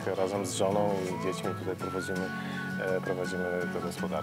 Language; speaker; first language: Polish; native; Polish